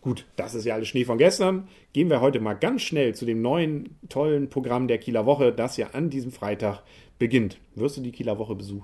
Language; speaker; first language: German; native; German